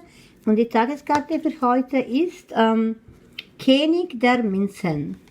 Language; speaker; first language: German; non-native, fluent; Croatian